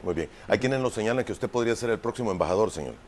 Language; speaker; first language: Spanish; native; Spanish